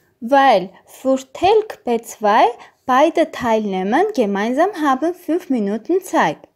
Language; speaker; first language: German; non-native, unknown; Russian